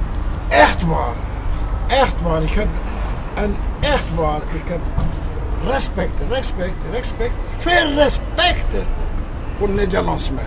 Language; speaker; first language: Dutch; non-native, learner; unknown